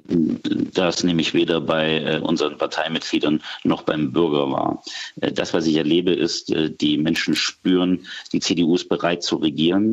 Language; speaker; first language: German; native; German